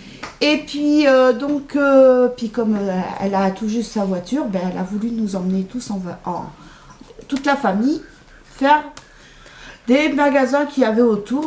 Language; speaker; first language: French; native; French